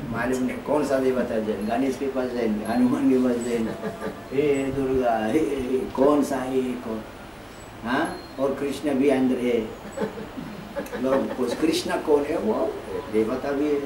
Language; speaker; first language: Hindi; non-native, learner; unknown